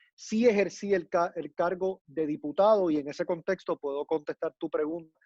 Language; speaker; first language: Spanish; native; Spanish